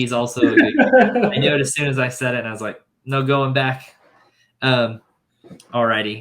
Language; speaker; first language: English; native; English